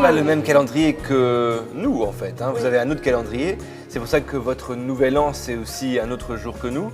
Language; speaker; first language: French; native; French